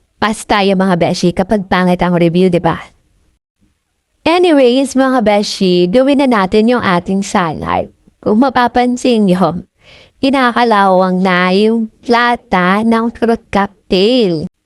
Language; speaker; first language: Filipino; non-native, local second language; Bikol